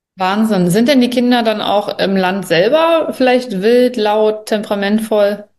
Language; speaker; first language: German; native; German